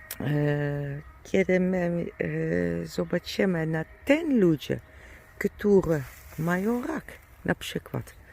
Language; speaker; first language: Polish; non-native, learner; German